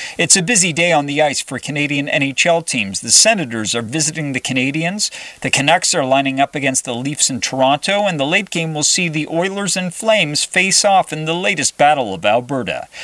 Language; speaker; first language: English; native; English